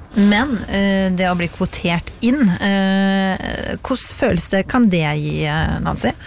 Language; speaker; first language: Norwegian; native; Norwegian